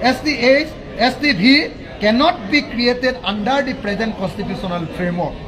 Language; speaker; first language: English; non-native, local second language; Assamese